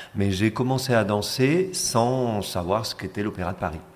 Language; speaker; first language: French; non-native, fluent; Spanish